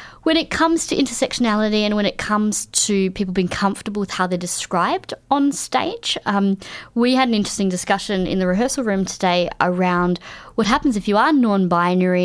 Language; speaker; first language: English; native; English